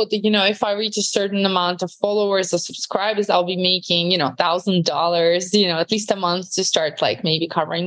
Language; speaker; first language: English; non-native, fluent; Latvian